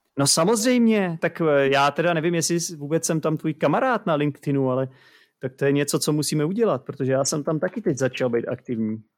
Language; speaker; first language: Czech; native; Czech